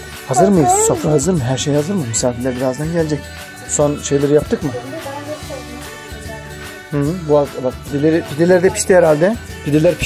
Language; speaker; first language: Turkish; native; Turkish